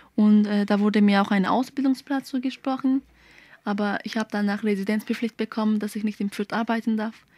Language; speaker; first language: German; early bilingual, other home language; Turkish